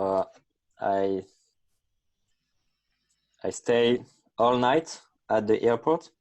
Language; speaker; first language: English; non-native, learner; French